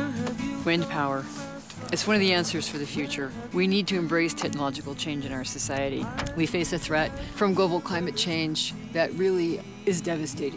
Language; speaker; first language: English; native; English